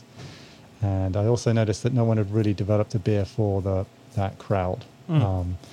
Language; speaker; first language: English; native; English